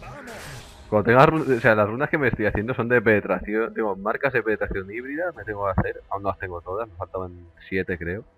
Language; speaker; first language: Spanish; native; Spanish